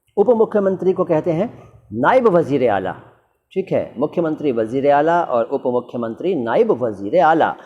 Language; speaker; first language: Urdu; native; Urdu